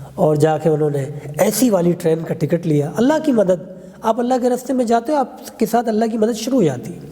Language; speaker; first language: Urdu; non-native, local second language; Pashto